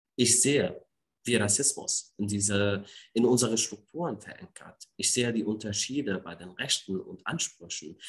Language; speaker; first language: German; non-native, fluent; Arabic